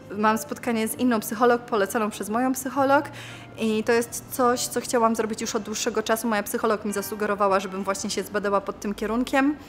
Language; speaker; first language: Polish; native; Polish